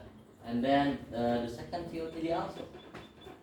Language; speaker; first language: English; non-native, learner; Indonesian